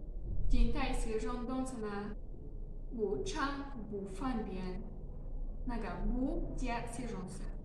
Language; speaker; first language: Chinese; non-native, learner; Tajik